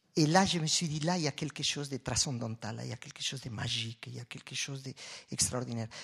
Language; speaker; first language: French; non-native, fluent; Spanish